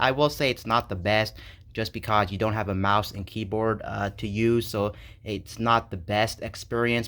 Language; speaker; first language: English; native; English